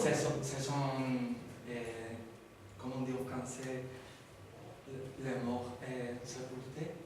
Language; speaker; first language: French; non-native, learner; Spanish